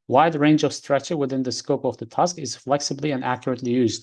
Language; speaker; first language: English; non-native, fluent; Uzbek